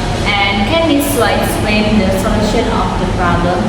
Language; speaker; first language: English; non-native, learner; Indonesian